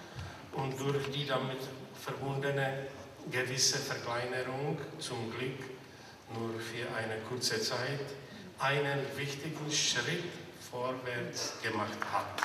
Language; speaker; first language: German; non-native, fluent; Czech